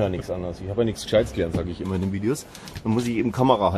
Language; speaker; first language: German; native; German